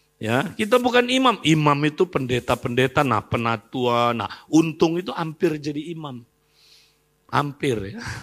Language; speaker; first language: Indonesian; native; Indonesian